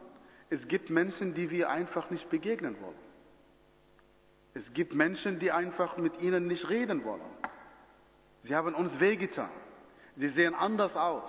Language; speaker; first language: German; non-native, fluent; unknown